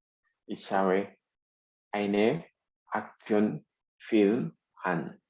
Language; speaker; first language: German; non-native, fluent; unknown